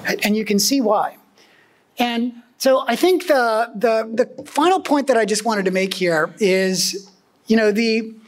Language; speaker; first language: English; native; English